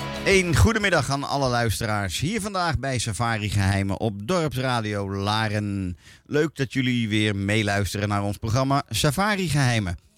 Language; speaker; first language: Dutch; native; Dutch